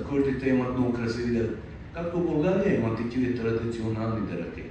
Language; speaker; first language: Bulgarian; non-native, fluent; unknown